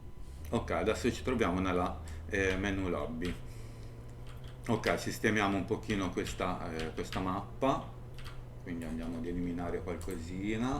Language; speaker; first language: Italian; native; Italian